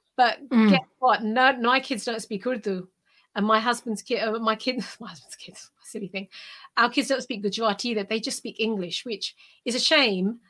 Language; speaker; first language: English; early bilingual, other home language; Urdu